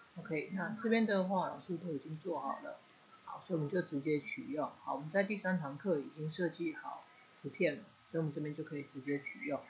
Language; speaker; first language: Chinese; native; Chinese